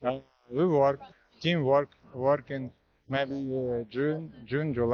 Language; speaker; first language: English; non-native, learner; Ukrainian